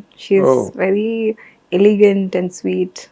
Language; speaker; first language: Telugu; non-native, learner; Tamil